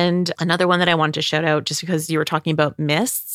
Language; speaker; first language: English; native; English